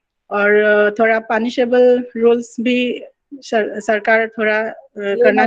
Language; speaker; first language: Hindi; non-native, local second language; Assamese